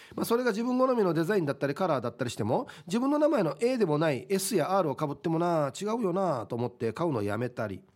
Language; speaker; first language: Japanese; native; Japanese